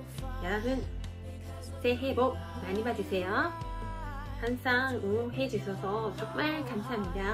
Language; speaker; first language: Korean; non-native, fluent; Japanese